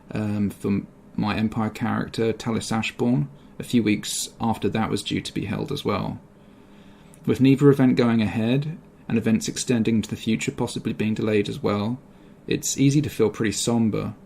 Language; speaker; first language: English; native; English